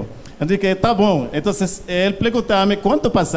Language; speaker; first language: Portuguese; non-native, learner; Haitian Creole